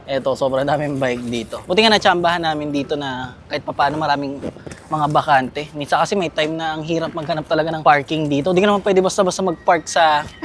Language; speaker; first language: Filipino; native; Filipino